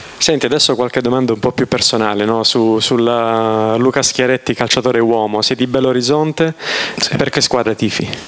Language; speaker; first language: Italian; native; Italian